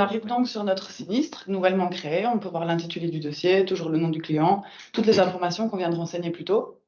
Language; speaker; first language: French; native; French